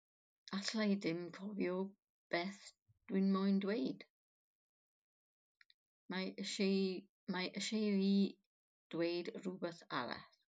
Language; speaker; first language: Welsh; non-native, learner; English